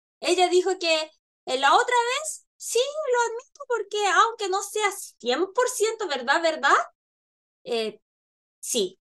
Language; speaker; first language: Spanish; non-native, fluent; Korean